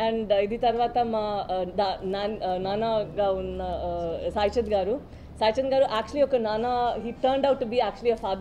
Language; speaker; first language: Telugu; non-native, fluent; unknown